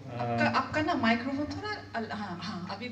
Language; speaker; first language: Hindi; non-native, local second language; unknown